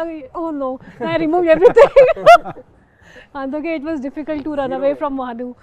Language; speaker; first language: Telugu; non-native, fluent; Hindi